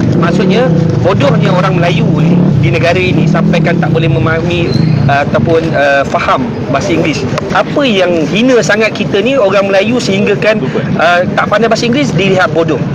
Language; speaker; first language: Malay; native; Malay